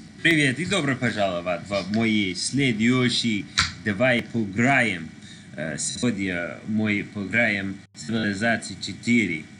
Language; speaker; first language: Russian; non-native, learner; English